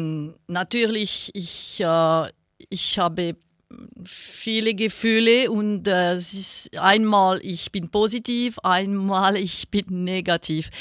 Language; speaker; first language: German; non-native, local second language; French